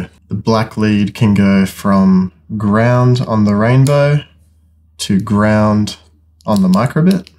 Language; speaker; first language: English; native; English